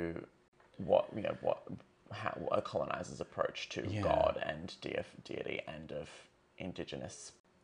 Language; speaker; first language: English; native; English